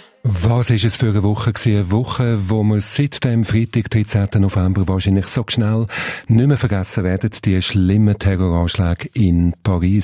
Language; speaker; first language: German; native; German